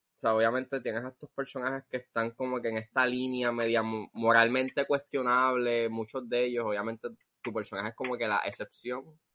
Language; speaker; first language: Spanish; native; Spanish